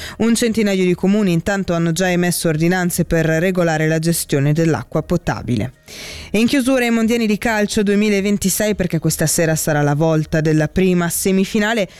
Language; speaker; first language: Italian; native; Italian